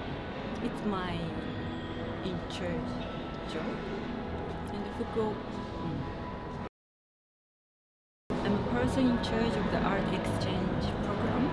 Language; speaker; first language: English; non-native, learner; Japanese